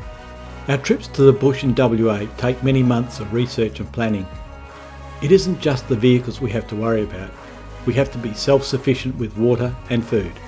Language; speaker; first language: English; native; English